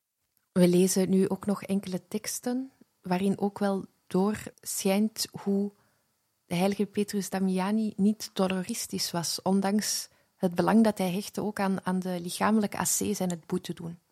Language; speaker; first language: Dutch; native; Dutch